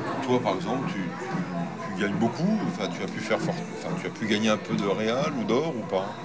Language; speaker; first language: French; native; French